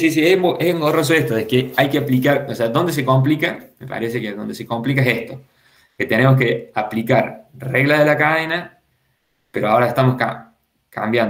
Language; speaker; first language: Spanish; native; Spanish